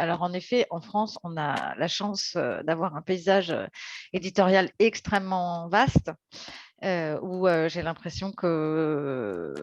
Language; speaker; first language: French; native; French